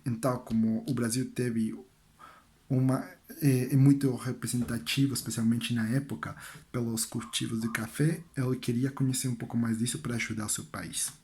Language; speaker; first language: Portuguese; non-native, learner; Spanish